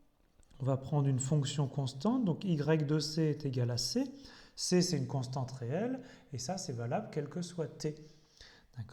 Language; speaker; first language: French; native; French